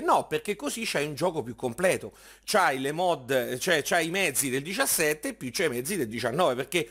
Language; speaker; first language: Italian; native; Italian